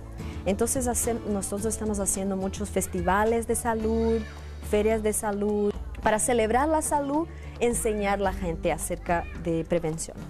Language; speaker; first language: Spanish; non-native, fluent; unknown